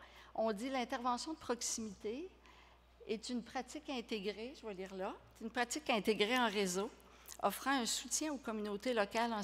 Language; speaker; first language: French; native; French